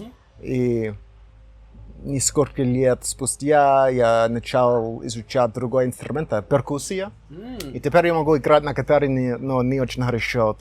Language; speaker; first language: Russian; non-native, learner; English